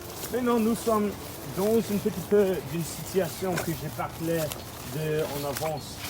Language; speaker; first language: French; non-native, learner; English